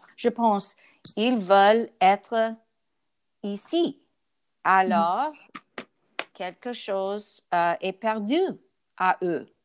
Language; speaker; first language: French; non-native, learner; English